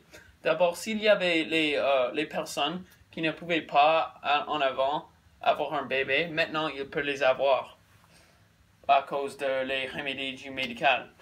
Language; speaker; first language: French; non-native, learner; English